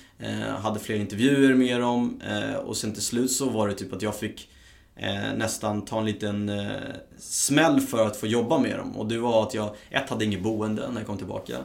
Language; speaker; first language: Swedish; early bilingual, other home language; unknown